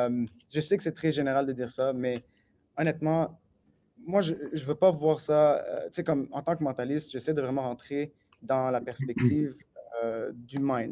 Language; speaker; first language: French; native; French